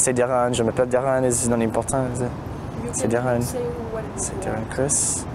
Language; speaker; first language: French; non-native, learner; English